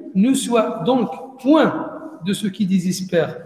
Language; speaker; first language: French; non-native, local second language; Arabic